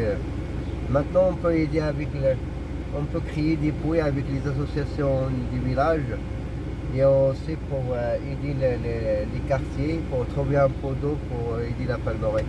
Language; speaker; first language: French; non-native, local second language; Arabic